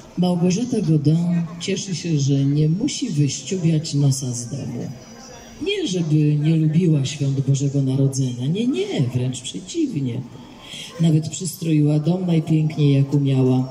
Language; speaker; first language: Polish; native; Polish